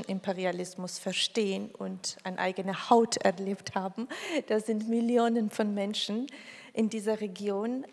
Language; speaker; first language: German; non-native, fluent; Georgian